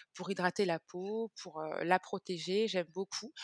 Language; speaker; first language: French; early bilingual, other home language; Hebrew